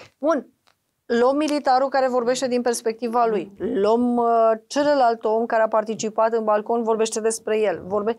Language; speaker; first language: Romanian; native; Romanian